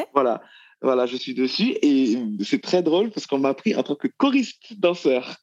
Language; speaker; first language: French; non-native, local second language; Haitian Creole